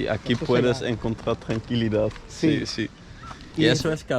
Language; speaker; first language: Spanish; non-native, learner; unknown